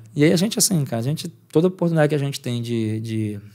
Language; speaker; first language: Portuguese; native; Portuguese